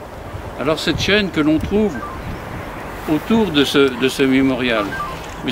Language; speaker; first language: French; native; French